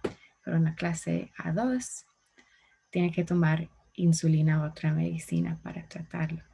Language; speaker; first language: Spanish; non-native, learner; English